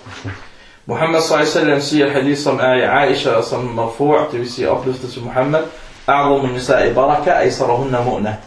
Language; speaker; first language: Danish; early bilingual, other home language; Arabic